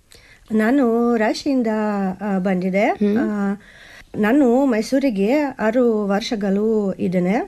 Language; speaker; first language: Kannada; non-native, learner; Russian